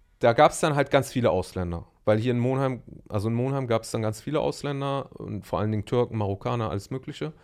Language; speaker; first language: German; early bilingual, other home language; Arabic